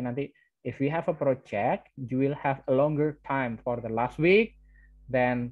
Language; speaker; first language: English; non-native, learner; Indonesian